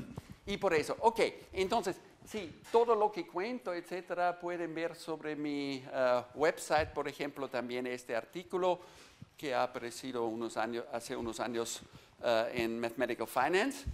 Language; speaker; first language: Spanish; non-native, fluent; German